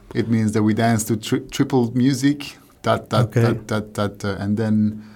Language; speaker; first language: English; non-native, fluent; Persian